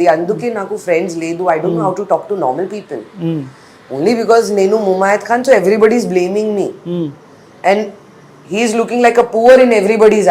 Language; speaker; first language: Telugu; non-native, fluent; Hindi